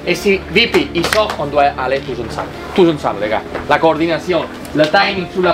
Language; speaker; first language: French; non-native, fluent; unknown